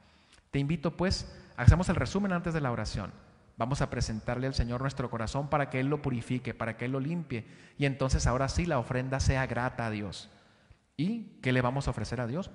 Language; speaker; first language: Spanish; native; Spanish